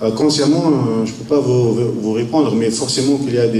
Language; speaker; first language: French; non-native, local second language; Arabic